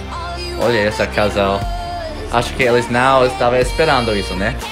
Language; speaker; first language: Portuguese; non-native, fluent; English